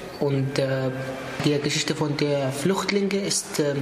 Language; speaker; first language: German; non-native, learner; Arabic